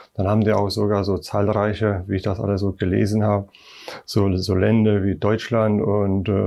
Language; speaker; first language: German; non-native, fluent; Polish